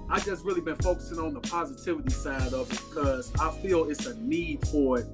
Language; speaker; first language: English; native; English